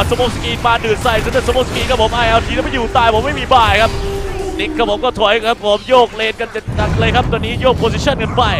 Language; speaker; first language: Thai; native; Thai